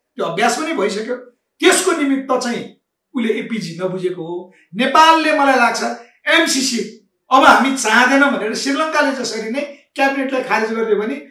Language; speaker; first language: Nepali; native; Nepali